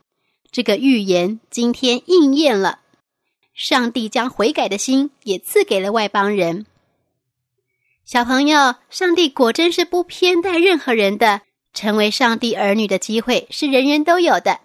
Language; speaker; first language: Chinese; native; Chinese